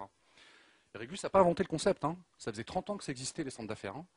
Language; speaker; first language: French; native; French